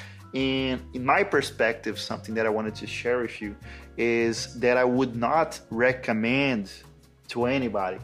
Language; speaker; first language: English; non-native, fluent; Portuguese